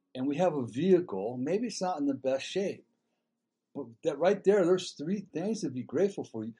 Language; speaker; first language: English; native; English